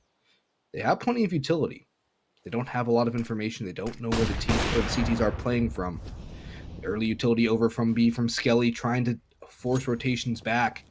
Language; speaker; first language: English; native; English